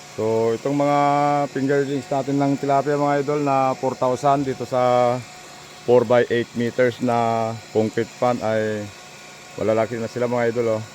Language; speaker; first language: Filipino; non-native, local second language; Iloko